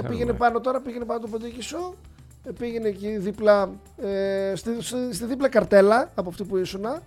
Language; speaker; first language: Greek; native; Greek